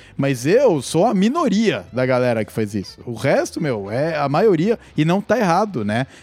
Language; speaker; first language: Portuguese; native; Portuguese